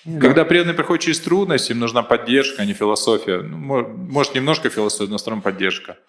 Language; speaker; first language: Russian; native; Russian